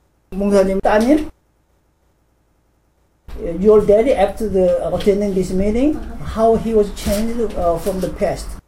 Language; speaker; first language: English; non-native, learner; Korean